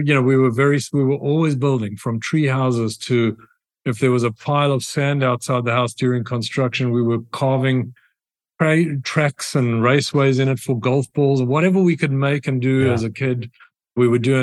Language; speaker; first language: English; native; English